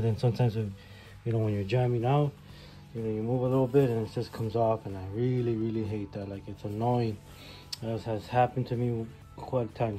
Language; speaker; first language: English; early bilingual, other home language; Spanish